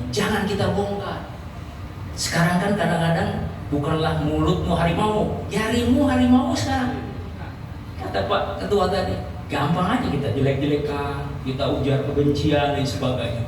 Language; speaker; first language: Indonesian; native; Indonesian